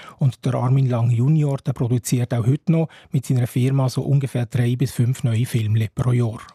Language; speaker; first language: German; native; German